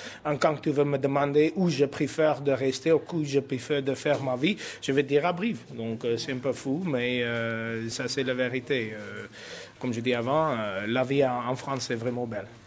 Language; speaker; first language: French; non-native, fluent; Afrikaans